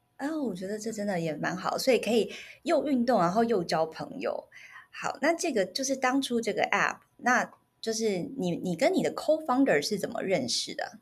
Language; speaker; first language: Chinese; native; Chinese